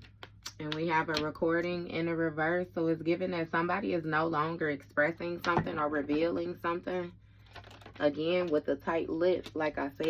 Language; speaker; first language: English; native; English